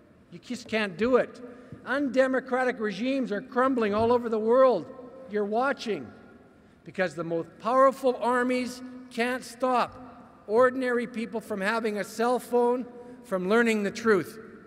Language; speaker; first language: English; native; English